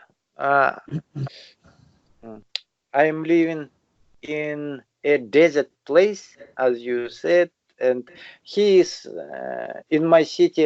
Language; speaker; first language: English; non-native, learner; Russian